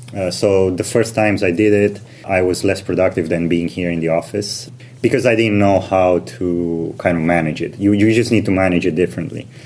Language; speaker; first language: English; non-native, fluent; Romanian